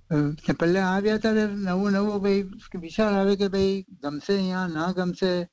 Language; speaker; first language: Gujarati; native; Gujarati